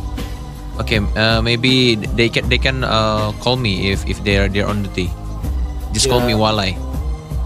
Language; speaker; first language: English; non-native, learner; Indonesian